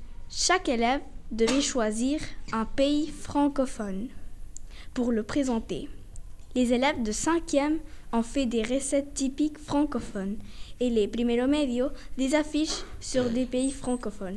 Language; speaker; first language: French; non-native, learner; Spanish